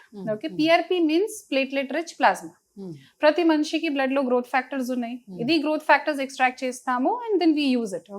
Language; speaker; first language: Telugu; non-native, fluent; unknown